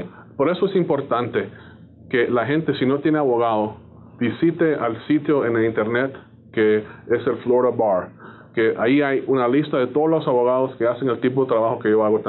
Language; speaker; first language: Spanish; native; Spanish